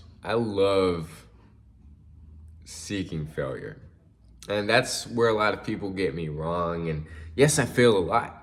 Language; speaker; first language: English; native; English